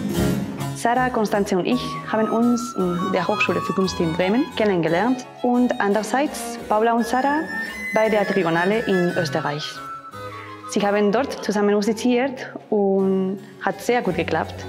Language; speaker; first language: German; non-native, fluent; Spanish